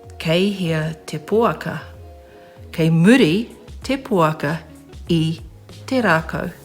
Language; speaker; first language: Māori; non-native, local second language; English